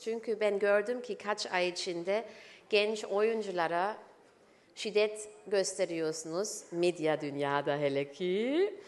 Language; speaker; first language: Turkish; early bilingual, heritage; German